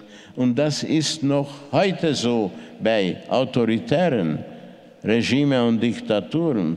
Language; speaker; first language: German; non-native, fluent; Hungarian